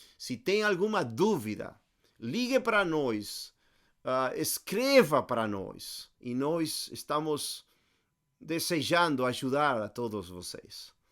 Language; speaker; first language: Portuguese; non-native, fluent; Spanish